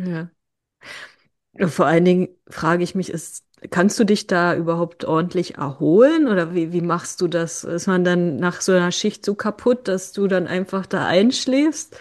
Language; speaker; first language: German; native; German